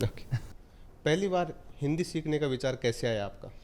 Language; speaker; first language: Hindi; native; Hindi